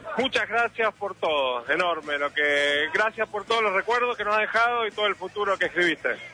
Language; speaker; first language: Spanish; native; Spanish